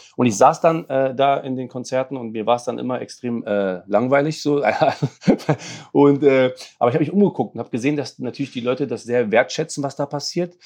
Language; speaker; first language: German; early bilingual, other home language; Arabic